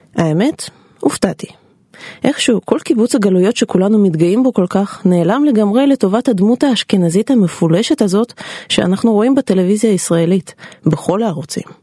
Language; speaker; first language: Hebrew; non-native, fluent; Russian